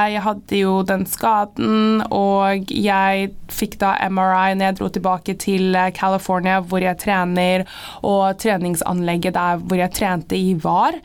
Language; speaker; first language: Norwegian; early bilingual, other home language; English